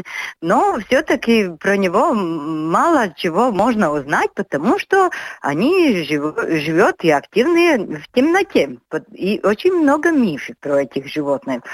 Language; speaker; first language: Russian; non-native, local second language; Latvian